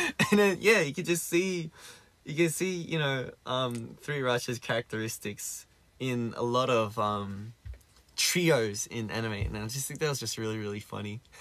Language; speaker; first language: English; early bilingual, other home language; Korean